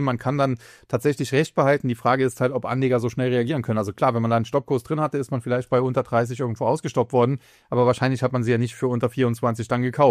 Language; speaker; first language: German; native; German